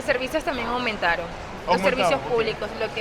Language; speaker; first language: Spanish; native; Spanish